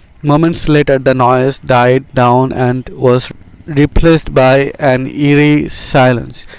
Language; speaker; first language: English; non-native, local second language; Bangla